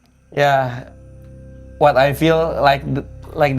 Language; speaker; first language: English; non-native, learner; Indonesian